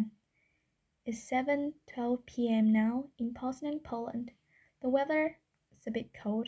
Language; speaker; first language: English; non-native, fluent; Vietnamese